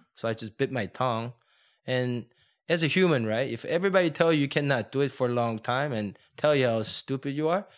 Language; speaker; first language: English; non-native, fluent; Korean